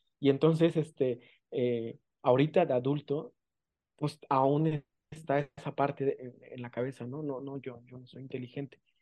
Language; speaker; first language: Spanish; non-native, local second language; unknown